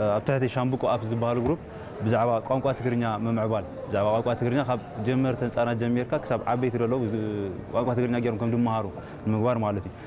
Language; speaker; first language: Tigrinya; native; Tigrinya